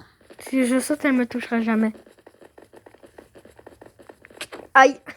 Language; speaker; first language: French; native; French